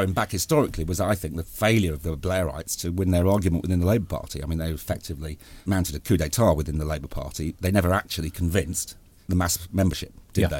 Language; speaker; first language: English; native; English